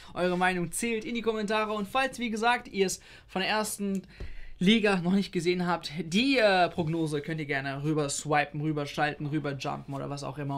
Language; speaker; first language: German; native; German